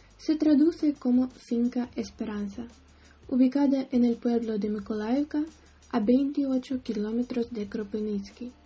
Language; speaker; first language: Spanish; non-native, fluent; Ukrainian